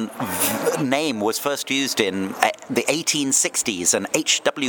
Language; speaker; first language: English; native; English